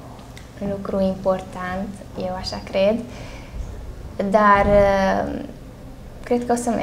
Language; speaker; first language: Romanian; non-native, local second language; Hungarian